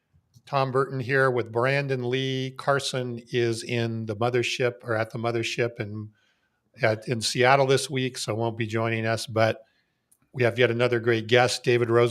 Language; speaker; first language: English; native; English